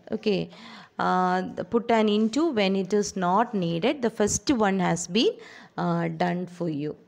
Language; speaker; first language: English; non-native, local second language; Malayalam